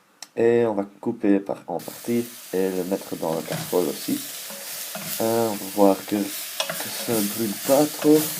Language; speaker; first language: French; non-native, learner; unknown